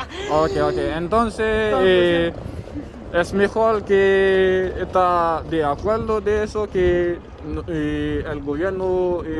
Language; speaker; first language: Spanish; non-native, learner; Haitian Creole